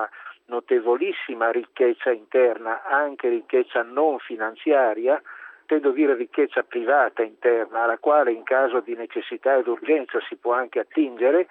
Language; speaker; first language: Italian; native; Italian